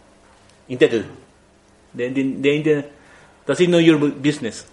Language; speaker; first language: Swedish; non-native, fluent; Spanish